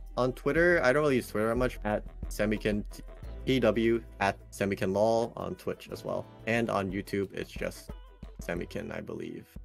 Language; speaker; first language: English; native; English